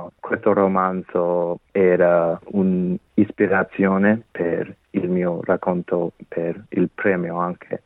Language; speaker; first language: Italian; non-native, fluent; English